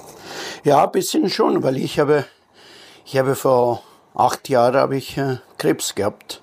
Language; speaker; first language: German; non-native, learner; Italian